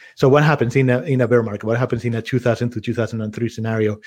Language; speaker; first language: English; non-native, fluent; Spanish